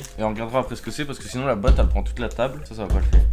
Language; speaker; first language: French; native; French